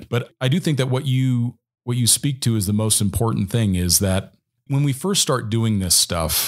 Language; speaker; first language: English; native; English